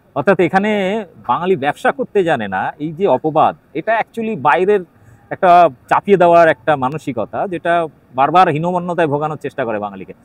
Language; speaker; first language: Bangla; native; Bangla